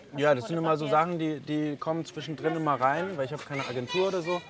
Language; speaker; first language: German; native; German